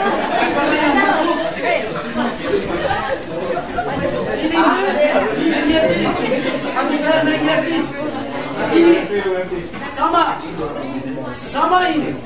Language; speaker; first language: Indonesian; non-native, learner; Turkish